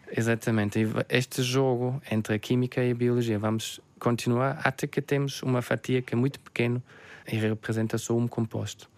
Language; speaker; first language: Portuguese; non-native, fluent; German